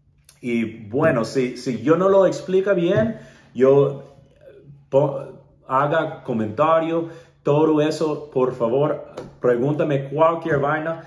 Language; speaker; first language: Spanish; non-native, learner; English